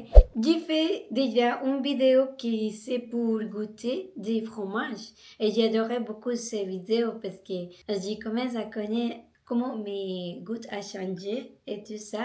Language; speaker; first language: French; non-native, learner; Spanish